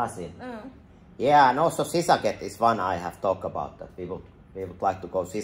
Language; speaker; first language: English; non-native, fluent; Finnish